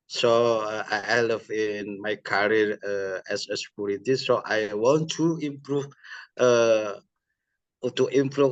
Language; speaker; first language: English; non-native, learner; Indonesian